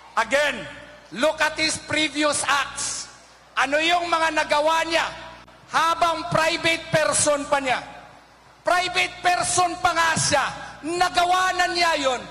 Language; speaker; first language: Filipino; non-native, local second language; Cebuano